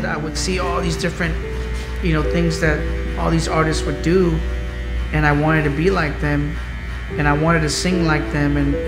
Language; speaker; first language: English; native; English